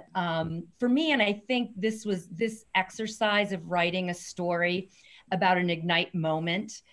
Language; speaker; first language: English; native; English